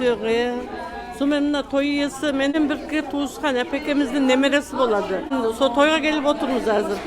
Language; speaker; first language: Kazakh; early bilingual, heritage; Kazakh